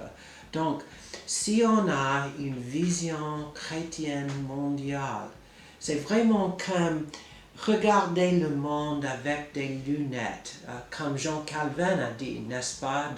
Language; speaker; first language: French; non-native, fluent; English